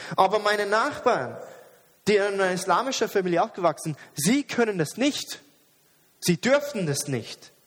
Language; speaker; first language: German; non-native, fluent; English